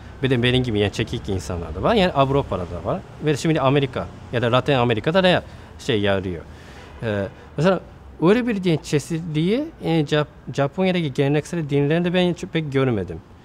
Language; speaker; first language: Turkish; non-native, fluent; Japanese